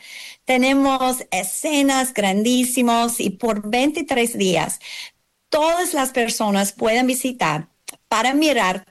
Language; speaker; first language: Spanish; non-native, learner; English